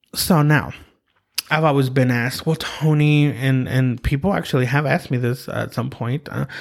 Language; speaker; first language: English; early bilingual, other home language; Spanish